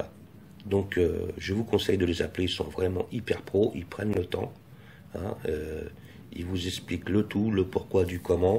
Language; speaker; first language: French; native; French